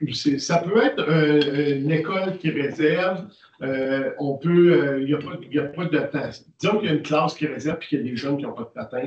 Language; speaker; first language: French; native; French